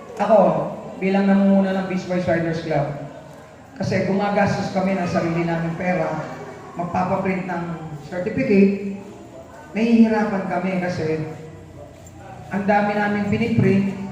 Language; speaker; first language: Filipino; native; Filipino